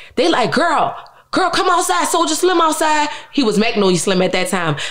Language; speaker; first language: English; native; English